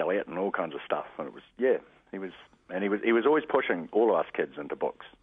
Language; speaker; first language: English; native; English